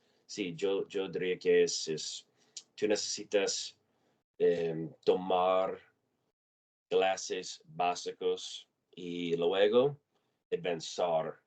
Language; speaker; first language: Spanish; non-native, learner; English